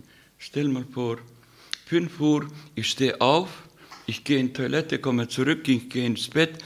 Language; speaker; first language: German; non-native, learner; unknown